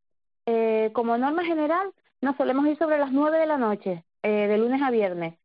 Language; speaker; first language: Spanish; native; Spanish